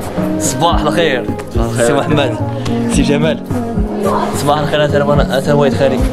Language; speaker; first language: Arabic; native; Arabic